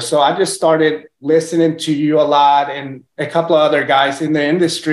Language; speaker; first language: English; early bilingual, other home language; Spanish